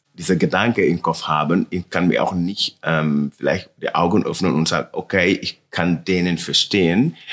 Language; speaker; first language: German; non-native, learner; Wolof